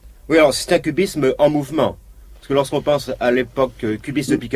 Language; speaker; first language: French; native; French